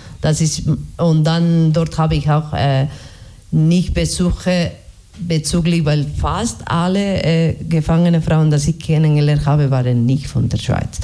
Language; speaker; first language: German; non-native, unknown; Basque